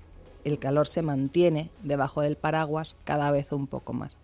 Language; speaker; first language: Spanish; native; Spanish